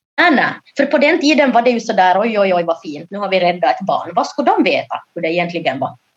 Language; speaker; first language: Swedish; native; Swedish